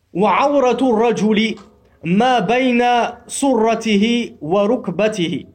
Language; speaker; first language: Arabic; non-native, fluent; French